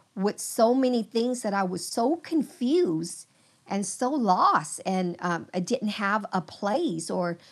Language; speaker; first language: English; early bilingual, other home language; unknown